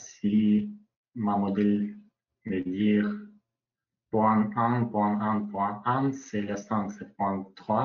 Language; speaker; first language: French; non-native, learner; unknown